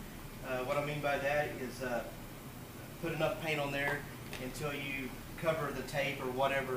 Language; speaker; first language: English; native; English